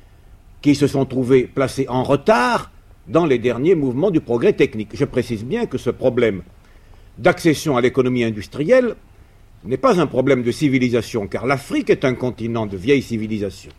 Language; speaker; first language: French; native; French